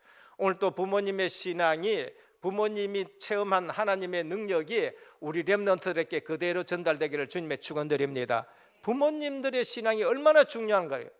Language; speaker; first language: Korean; native; Korean